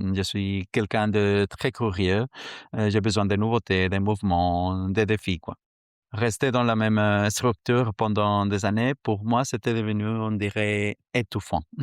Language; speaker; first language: French; non-native, fluent; Spanish